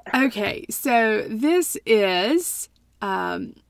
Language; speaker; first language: English; native; English